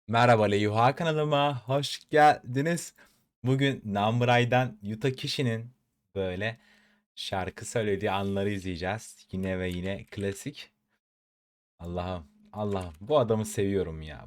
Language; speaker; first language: Turkish; native; Turkish